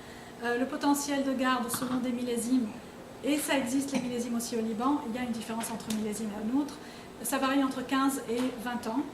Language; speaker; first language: French; non-native, local second language; Arabic